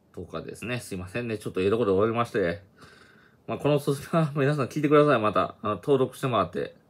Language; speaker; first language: Japanese; native; Japanese